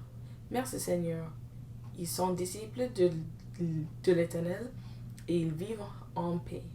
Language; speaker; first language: French; non-native, learner; English